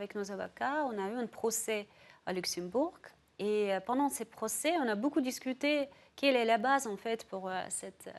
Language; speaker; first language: French; non-native, fluent; Russian